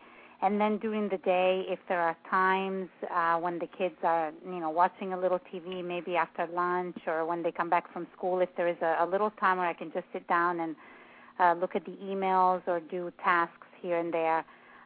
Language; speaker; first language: English; non-native, fluent; Italian